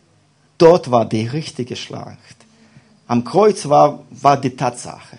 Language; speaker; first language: German; non-native, fluent; Russian